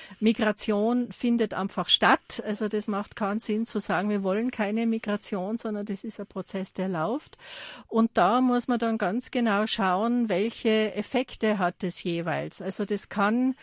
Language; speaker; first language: German; native; German